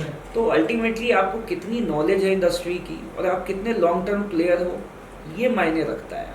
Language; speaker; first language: Hindi; native; Hindi